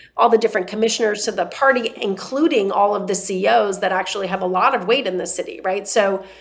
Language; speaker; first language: English; non-native, fluent; Persian